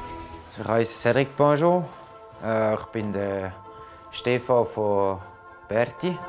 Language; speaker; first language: German; non-native, local second language; French